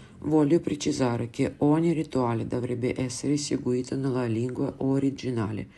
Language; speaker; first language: Italian; non-native, fluent; Russian